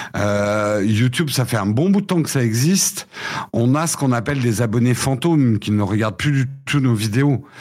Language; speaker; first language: French; early bilingual, other home language; English